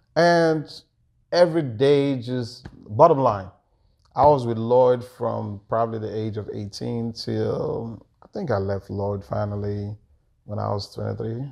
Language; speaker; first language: English; non-native, local second language; Igbo